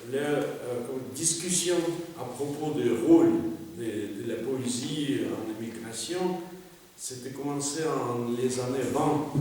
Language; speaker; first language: French; non-native, learner; Russian